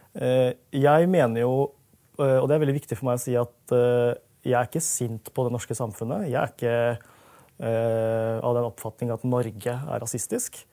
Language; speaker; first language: Norwegian; early bilingual, other home language; Urdu